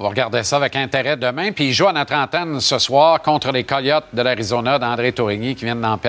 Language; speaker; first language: French; native; French